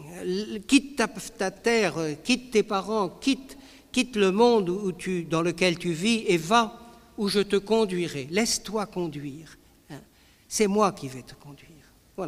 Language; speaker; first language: French; native; French